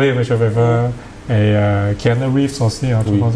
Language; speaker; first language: French; non-native, learner; Cantonese